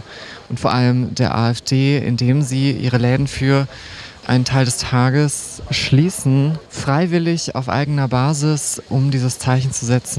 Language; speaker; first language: German; native; German